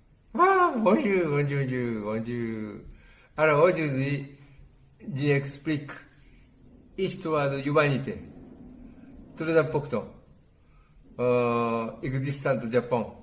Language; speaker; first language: French; non-native, learner; Japanese